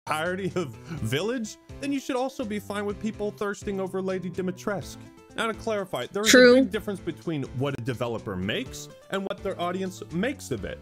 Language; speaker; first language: English; native; English